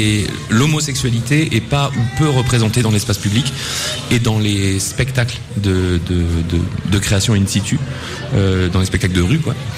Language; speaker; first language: French; native; French